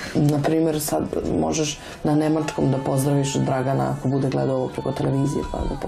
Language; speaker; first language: Serbian; native; Serbian